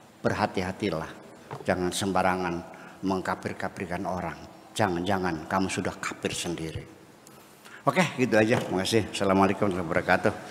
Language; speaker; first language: Indonesian; non-native, local second language; Javanese